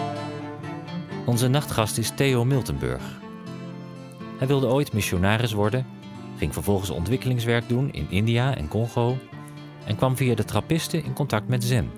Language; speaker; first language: Dutch; native; Dutch